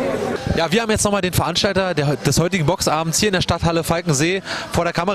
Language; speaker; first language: German; native; German